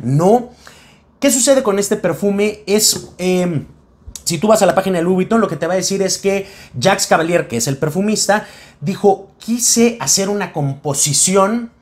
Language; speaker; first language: Spanish; native; Spanish